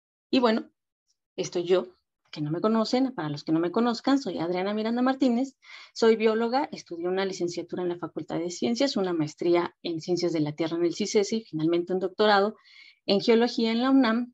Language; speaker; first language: Spanish; native; Spanish